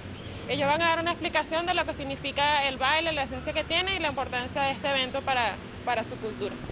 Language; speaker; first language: Spanish; native; Spanish